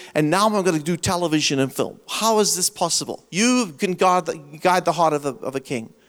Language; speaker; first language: English; native; English